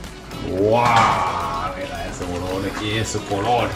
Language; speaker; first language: Spanish; non-native, learner; Japanese